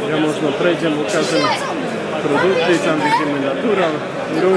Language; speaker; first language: Polish; non-native, learner; Slovak